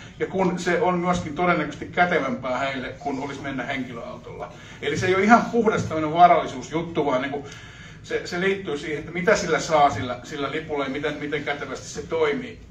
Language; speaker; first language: Finnish; native; Finnish